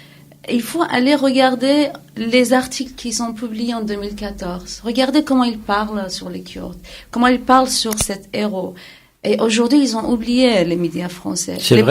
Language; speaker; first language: French; non-native, fluent; Kurdish